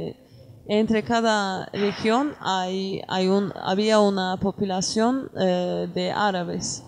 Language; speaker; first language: Spanish; non-native, learner; Kurdish